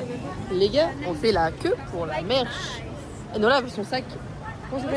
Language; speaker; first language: French; native; French